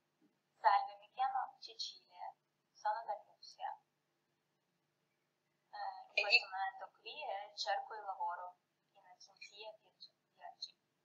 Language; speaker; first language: Italian; non-native, learner; Russian